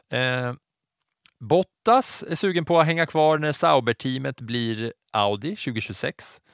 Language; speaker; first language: Swedish; native; Swedish